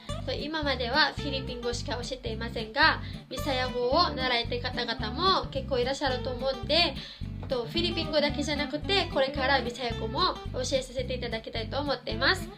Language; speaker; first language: Japanese; non-native, fluent; Filipino